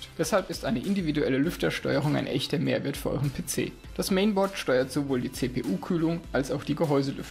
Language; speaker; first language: German; native; German